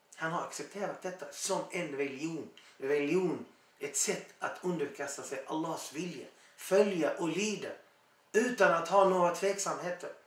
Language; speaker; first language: Swedish; non-native, fluent; Arabic